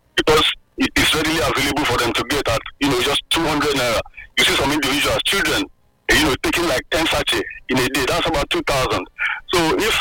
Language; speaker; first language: English; non-native, local second language; Igbo